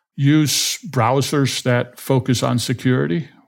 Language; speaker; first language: English; non-native, fluent; Danish